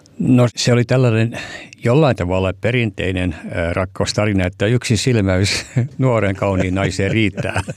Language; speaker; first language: Finnish; early bilingual, heritage; Finnish